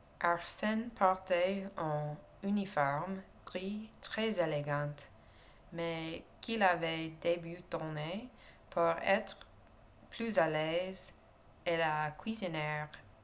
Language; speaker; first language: French; non-native, learner; English